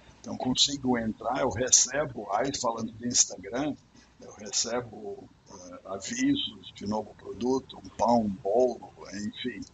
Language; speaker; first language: Portuguese; non-native, fluent; English